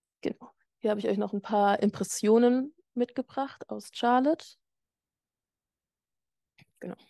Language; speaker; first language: German; native; German